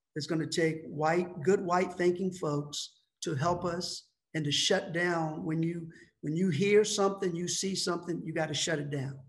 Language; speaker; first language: English; native; English